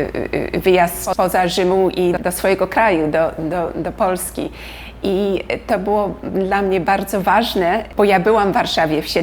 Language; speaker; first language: Polish; early bilingual, heritage; Polish